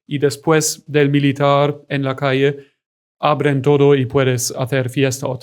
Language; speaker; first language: Spanish; non-native, fluent; German